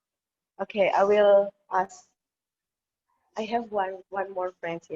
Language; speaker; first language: English; non-native, learner; Indonesian